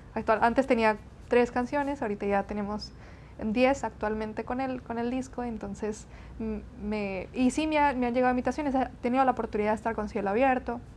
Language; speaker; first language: Spanish; native; Spanish